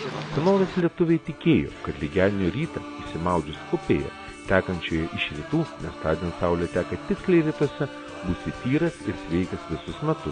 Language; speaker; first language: Lithuanian; native; Lithuanian